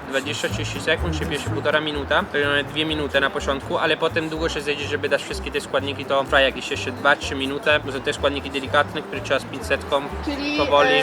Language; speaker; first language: Polish; non-native, learner; Italian